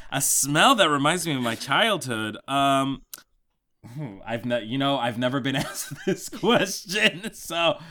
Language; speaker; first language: English; early bilingual, other home language; Spanish